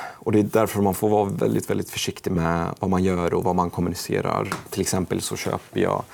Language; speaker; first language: Swedish; non-native, fluent; Arabic